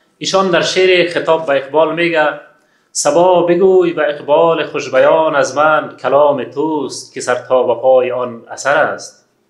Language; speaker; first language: Persian; native; Persian